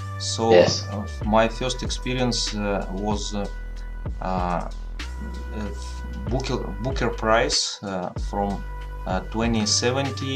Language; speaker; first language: English; non-native, learner; Russian